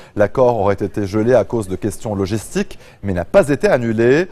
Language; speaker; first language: French; non-native, local second language; Arabic